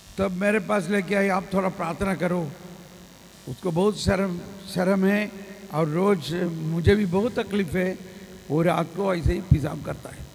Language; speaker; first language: Hindi; non-native, local second language; Malayalam